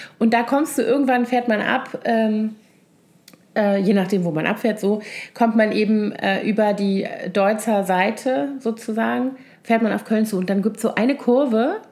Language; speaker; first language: German; native; German